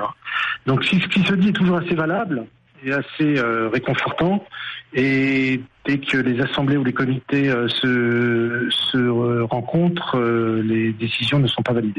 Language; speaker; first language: French; native; French